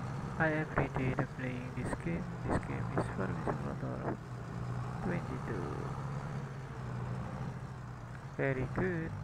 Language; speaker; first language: English; non-native, learner; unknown